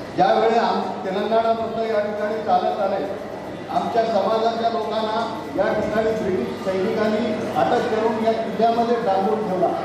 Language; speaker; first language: Marathi; non-native, local second language; Telugu